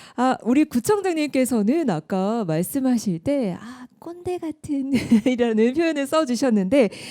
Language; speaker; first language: Korean; native; Korean